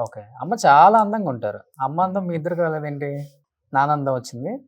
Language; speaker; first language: Telugu; native; Telugu